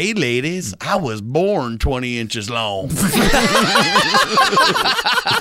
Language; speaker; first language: English; native; English